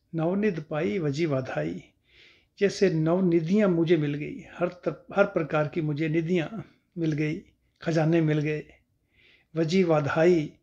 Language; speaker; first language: Hindi; non-native, local second language; Punjabi